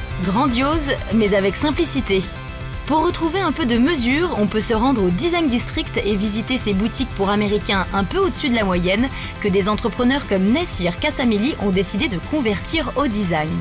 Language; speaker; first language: French; native; French